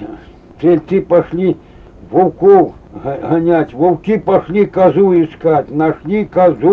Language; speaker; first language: Russian; native; Russian